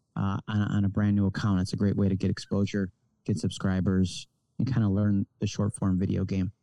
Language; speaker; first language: English; native; English